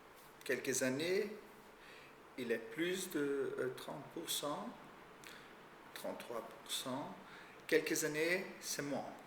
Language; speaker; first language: French; non-native, fluent; Portuguese